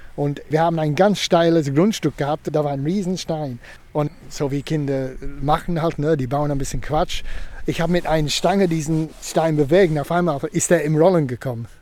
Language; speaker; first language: German; non-native, fluent; English